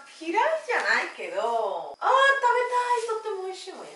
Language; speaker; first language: Spanish; native; Spanish